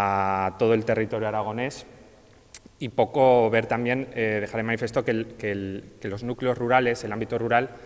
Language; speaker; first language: Spanish; native; Spanish